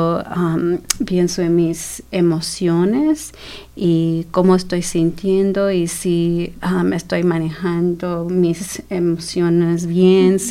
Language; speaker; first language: Spanish; early bilingual, heritage; Spanish